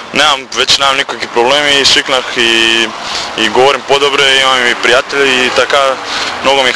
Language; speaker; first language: Bulgarian; non-native, learner; Croatian